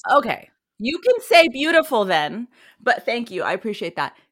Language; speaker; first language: English; early bilingual, other home language; Persian